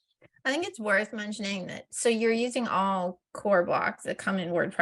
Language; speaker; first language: English; native; English